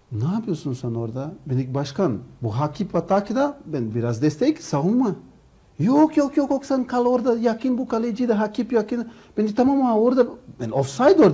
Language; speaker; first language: Turkish; non-native, learner; Portuguese